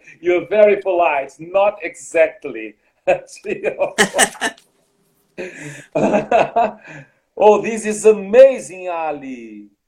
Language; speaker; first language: English; non-native, fluent; Portuguese